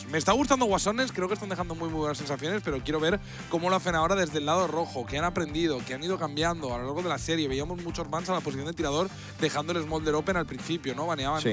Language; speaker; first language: Spanish; native; Spanish